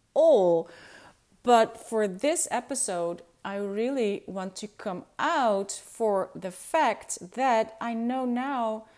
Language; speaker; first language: English; non-native, fluent; Dutch